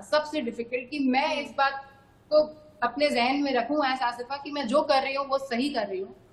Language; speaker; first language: Hindi; native; Hindi